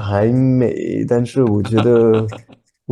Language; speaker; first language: Chinese; non-native, learner; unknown